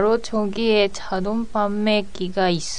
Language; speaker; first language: Korean; non-native, learner; Japanese